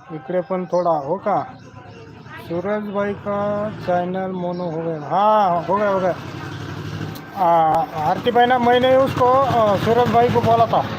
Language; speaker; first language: Hindi; non-native, local second language; Marathi